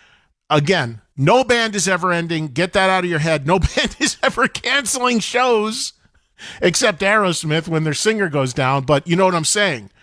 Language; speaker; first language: English; native; English